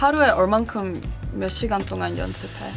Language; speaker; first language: Korean; early bilingual, heritage; English